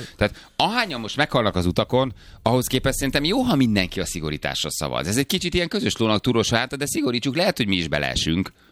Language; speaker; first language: Hungarian; native; Hungarian